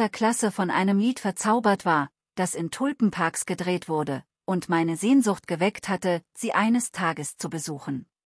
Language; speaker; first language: German; non-native, learner; Telugu